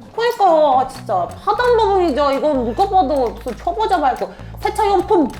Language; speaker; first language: Korean; non-native, fluent; Turkish